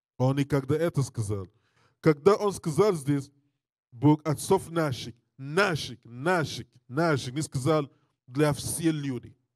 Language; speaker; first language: Russian; non-native, learner; English